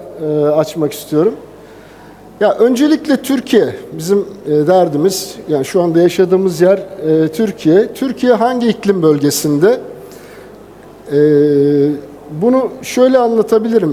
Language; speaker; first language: Turkish; native; Turkish